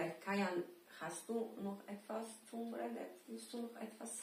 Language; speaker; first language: German; non-native, learner; Polish